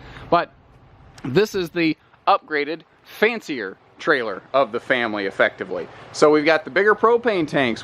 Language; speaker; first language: English; native; English